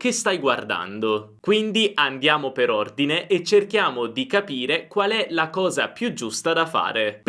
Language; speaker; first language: Italian; native; Italian